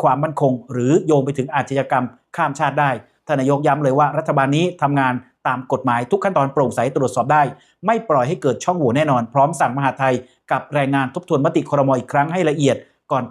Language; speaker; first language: Thai; native; Thai